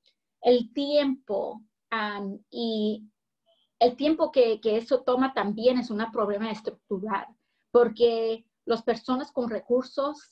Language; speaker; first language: Spanish; early bilingual, heritage; English